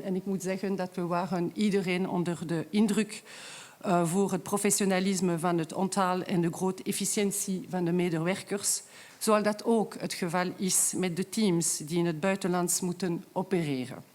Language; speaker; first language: Dutch; non-native, local second language; French